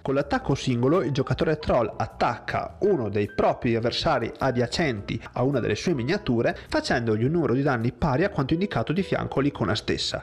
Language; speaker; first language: Italian; native; Italian